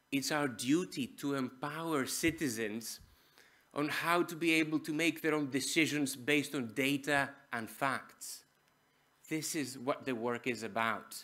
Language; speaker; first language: English; non-native, fluent; Greek